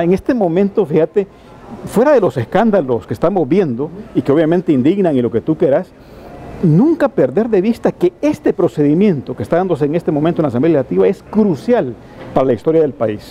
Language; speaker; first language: Spanish; native; Spanish